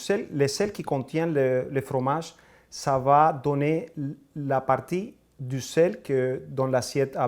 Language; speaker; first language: French; non-native, fluent; Spanish